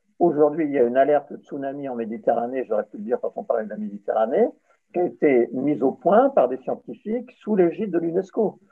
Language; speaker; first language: French; native; French